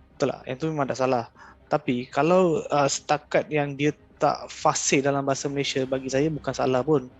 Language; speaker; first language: Malay; non-native, local second language; Tamil